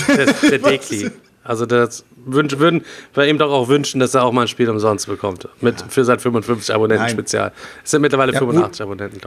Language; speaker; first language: German; native; German